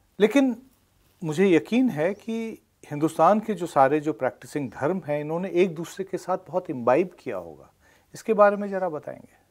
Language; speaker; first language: Hindi; non-native, local second language; Bangla